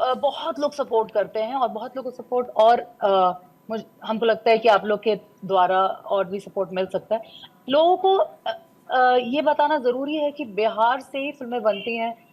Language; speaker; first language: Hindi; non-native, local second language; Bhojpuri